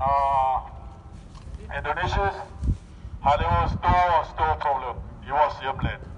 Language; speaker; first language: Danish; non-native, learner; Achinese